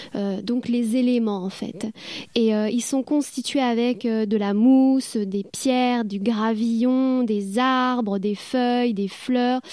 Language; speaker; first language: French; native; French